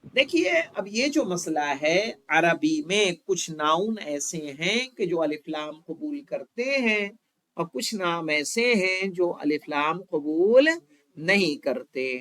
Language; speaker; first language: Urdu; native; Urdu